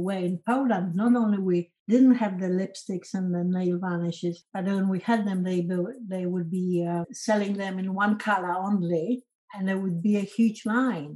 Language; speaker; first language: English; non-native, fluent; Polish